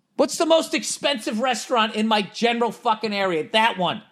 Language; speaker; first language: English; native; English